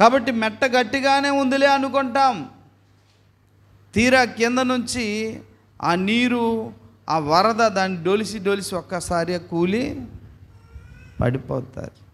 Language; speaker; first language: Telugu; native; Telugu